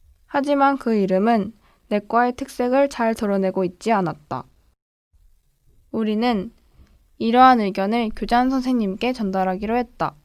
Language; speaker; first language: Korean; native; Korean